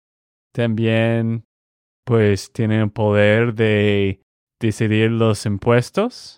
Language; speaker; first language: Spanish; non-native, fluent; English